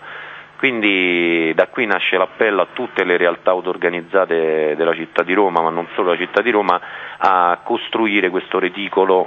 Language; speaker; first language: Italian; native; Italian